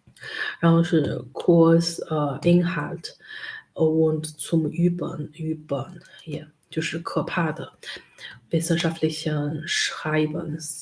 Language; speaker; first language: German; non-native, learner; Chinese